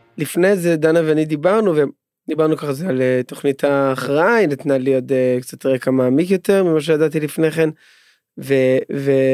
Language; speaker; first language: Hebrew; native; Hebrew